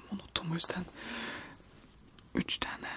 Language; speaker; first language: Turkish; early bilingual, heritage; Turkish